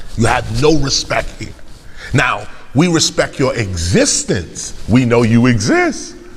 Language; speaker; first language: English; native; English